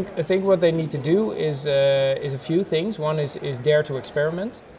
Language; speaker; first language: English; non-native, fluent; Dutch